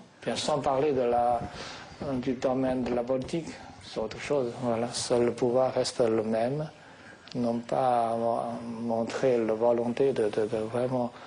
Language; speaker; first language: French; non-native, fluent; Chinese